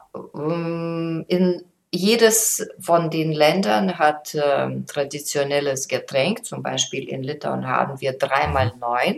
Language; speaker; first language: German; non-native, fluent; Lithuanian